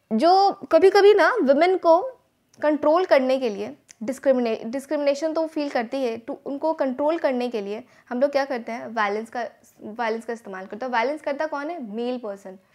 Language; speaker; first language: Hindi; native; Hindi